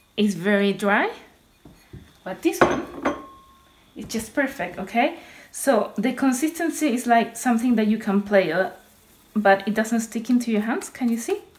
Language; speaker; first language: English; non-native, fluent; Spanish